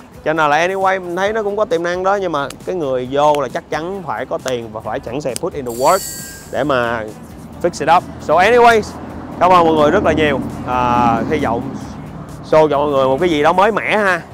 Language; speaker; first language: Vietnamese; early bilingual, heritage; Vietnamese